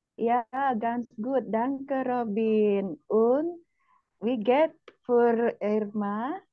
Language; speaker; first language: German; non-native, learner; Indonesian